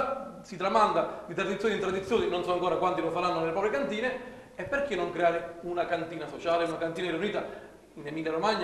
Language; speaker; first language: Italian; native; Italian